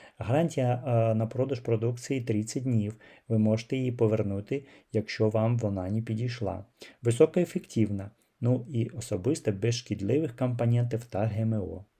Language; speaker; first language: Ukrainian; non-native, local second language; Russian